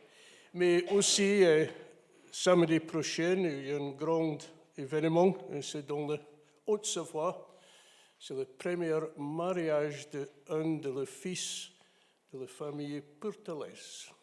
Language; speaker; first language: French; non-native, fluent; English